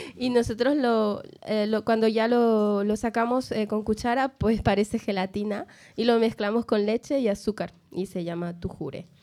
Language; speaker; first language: Spanish; native; Spanish